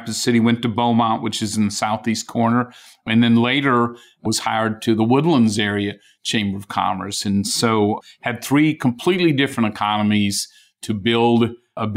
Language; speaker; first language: English; native; English